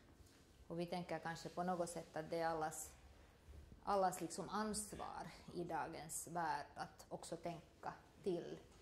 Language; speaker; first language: Swedish; native; Swedish